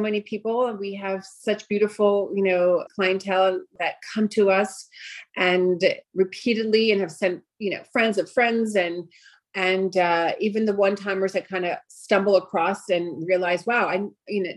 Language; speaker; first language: English; early bilingual, other home language; Greek